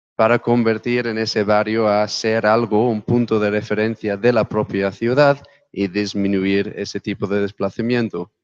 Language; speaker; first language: Spanish; non-native, fluent; English